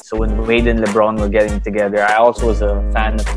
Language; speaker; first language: English; non-native, local second language; Filipino